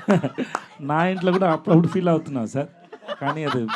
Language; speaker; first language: Telugu; non-native, learner; Tamil